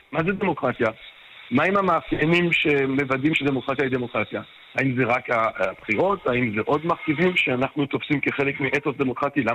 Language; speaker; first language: Hebrew; non-native, fluent; French